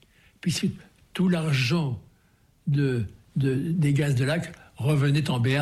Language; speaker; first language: French; native; French